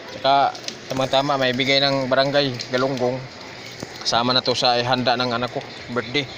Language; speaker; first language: Filipino; native; Filipino